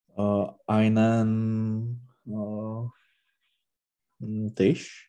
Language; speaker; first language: German; non-native, learner; Czech